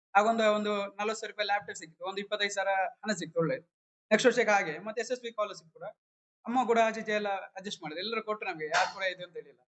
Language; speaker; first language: Kannada; native; Kannada